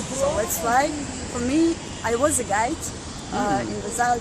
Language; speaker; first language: English; non-native, learner; Russian